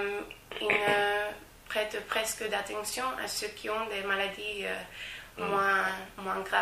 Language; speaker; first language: French; non-native, fluent; English